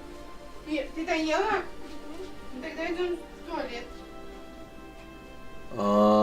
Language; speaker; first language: Russian; native; Russian